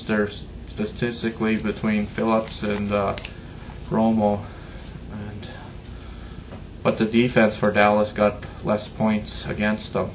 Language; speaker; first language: English; native; English